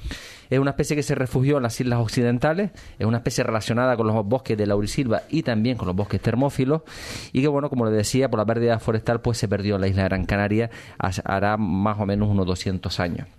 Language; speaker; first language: Spanish; native; Spanish